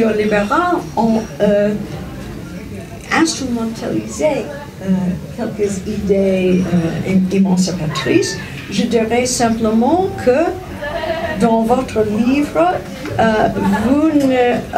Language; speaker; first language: French; non-native, fluent; English